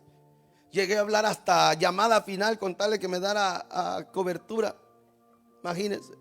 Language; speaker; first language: Spanish; native; Spanish